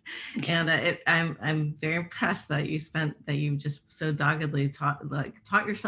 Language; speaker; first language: English; native; English